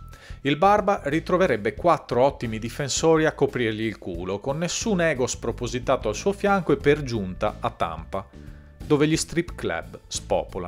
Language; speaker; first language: Italian; native; Italian